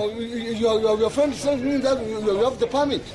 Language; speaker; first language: English; non-native, local second language; Swahili